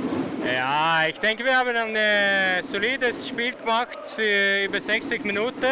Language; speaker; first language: German; non-native, fluent; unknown